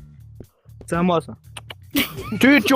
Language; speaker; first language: French; native; French